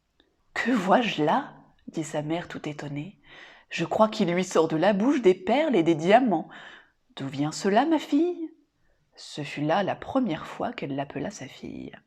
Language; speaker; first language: French; native; French